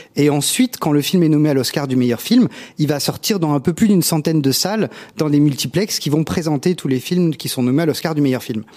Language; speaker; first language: French; native; French